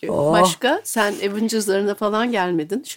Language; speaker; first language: Turkish; native; Turkish